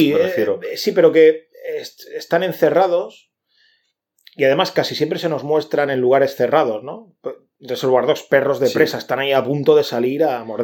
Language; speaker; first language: Spanish; native; Spanish